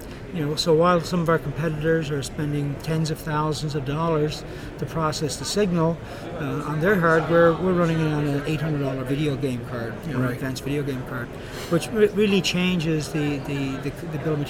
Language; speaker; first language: English; native; English